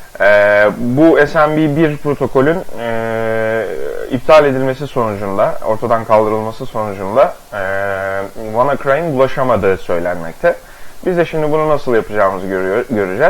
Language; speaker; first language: Turkish; native; Turkish